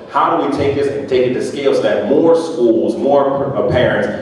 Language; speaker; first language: English; native; English